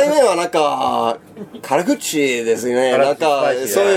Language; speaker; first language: Japanese; non-native, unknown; Swedish